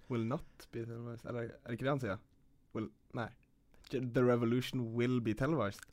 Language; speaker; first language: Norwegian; early bilingual, other home language; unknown